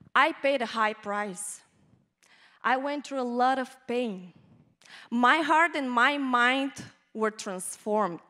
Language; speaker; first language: English; non-native, fluent; Bulgarian